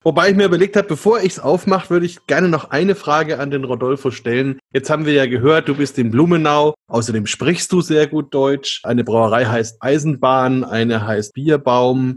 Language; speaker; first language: German; native; German